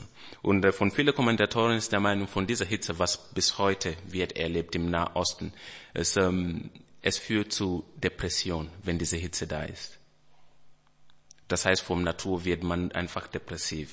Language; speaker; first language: German; non-native, fluent; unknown